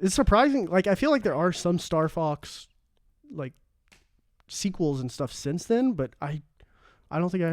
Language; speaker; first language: English; native; English